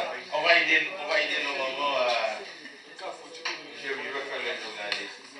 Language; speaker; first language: French; non-native, local second language; Lingala